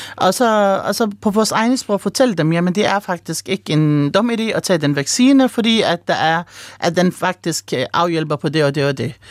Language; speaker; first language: Danish; early bilingual, other home language; Arabic